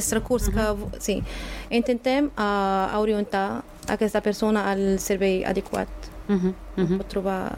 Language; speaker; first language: Catalan; non-native, fluent; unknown